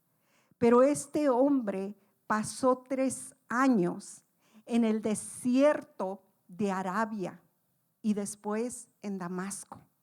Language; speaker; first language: Spanish; native; Spanish